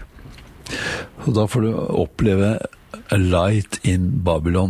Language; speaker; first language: Norwegian; native; Norwegian